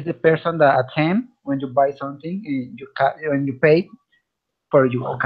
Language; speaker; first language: English; non-native, learner; Spanish